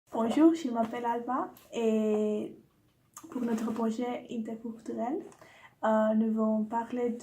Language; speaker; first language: French; non-native, learner; English